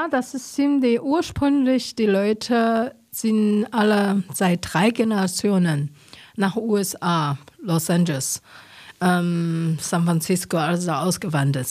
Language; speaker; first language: German; non-native, learner; Chinese